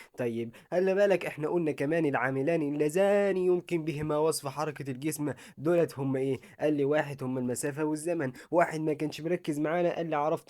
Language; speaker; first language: Arabic; native; Arabic